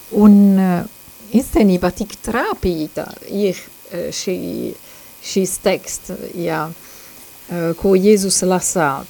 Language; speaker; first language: Latvian; non-native, fluent; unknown